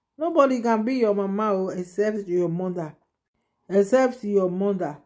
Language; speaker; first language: Nigerian Pidgin; non-native, local second language; Yoruba